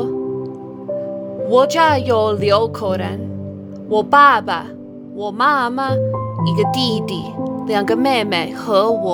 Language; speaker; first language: Chinese; non-native, learner; English